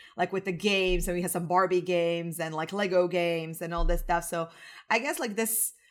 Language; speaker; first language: English; non-native, fluent; Croatian